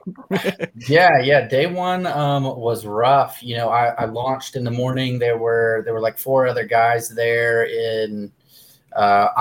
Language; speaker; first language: English; native; English